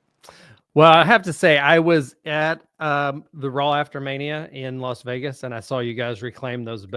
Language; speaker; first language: English; native; English